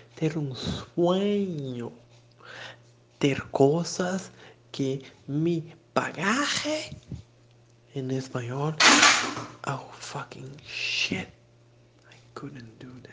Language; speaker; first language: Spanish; non-native, learner; Portuguese